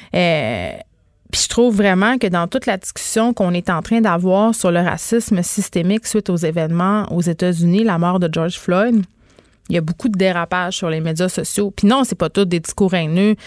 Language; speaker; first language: French; native; French